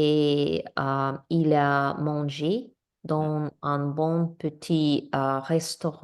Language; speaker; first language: French; non-native, learner; English